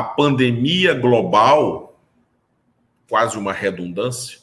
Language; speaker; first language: Portuguese; native; Portuguese